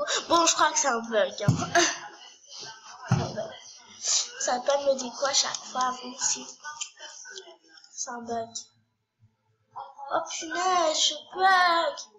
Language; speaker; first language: French; native; French